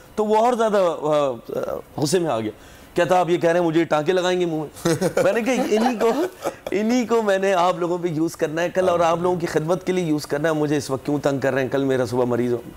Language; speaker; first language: Urdu; native; Urdu